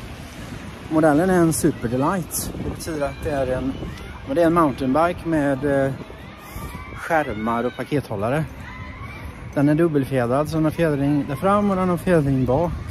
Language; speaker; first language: Swedish; native; Swedish